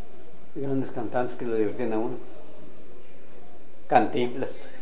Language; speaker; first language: Spanish; native; Spanish